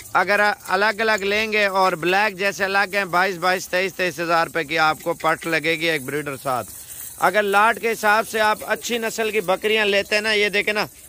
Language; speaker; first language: Urdu; non-native, local second language; Punjabi